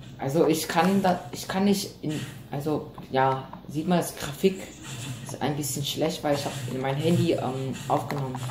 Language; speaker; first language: German; non-native, learner; Vietnamese